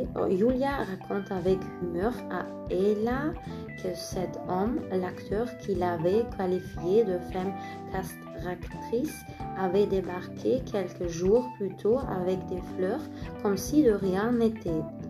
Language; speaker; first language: French; non-native, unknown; German